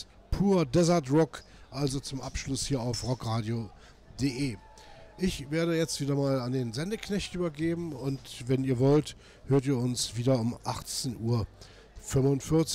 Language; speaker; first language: German; native; German